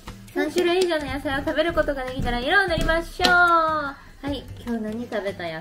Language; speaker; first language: Japanese; native; Japanese